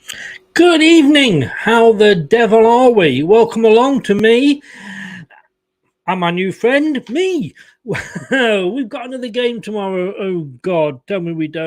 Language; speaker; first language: English; native; English